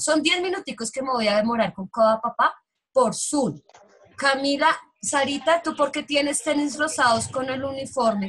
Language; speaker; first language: Spanish; native; Spanish